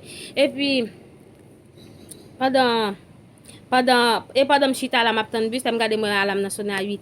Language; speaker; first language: French; non-native, local second language; Haitian Creole